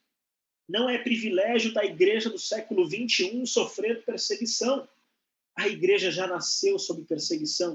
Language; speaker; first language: Portuguese; native; Portuguese